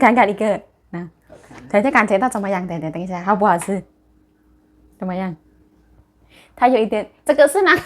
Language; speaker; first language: Chinese; non-native, learner; Javanese